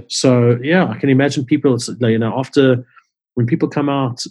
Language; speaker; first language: English; native; English